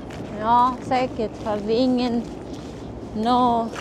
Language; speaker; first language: Swedish; non-native, learner; Filipino